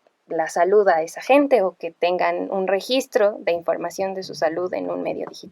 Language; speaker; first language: Spanish; native; Spanish